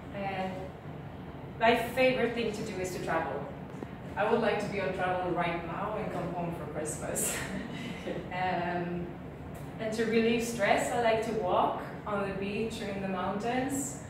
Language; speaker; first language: English; non-native, fluent; Swedish